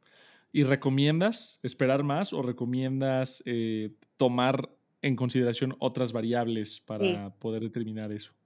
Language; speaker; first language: Spanish; native; Spanish